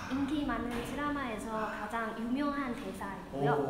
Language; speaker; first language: Korean; non-native, learner; Chinese